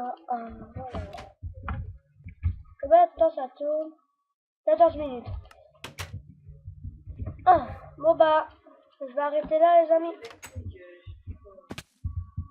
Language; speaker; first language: French; native; French